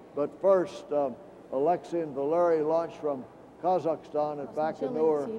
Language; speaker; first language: English; native; English